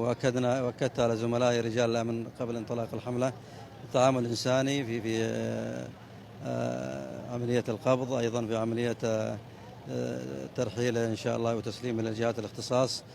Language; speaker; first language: Arabic; native; Arabic